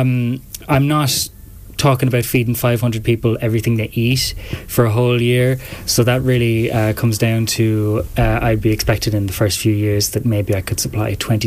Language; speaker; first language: English; native; English